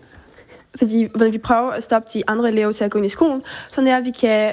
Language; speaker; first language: Danish; early bilingual, heritage; French